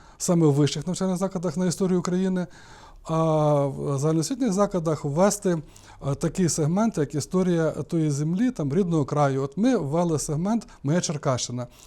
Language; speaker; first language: Ukrainian; native; Ukrainian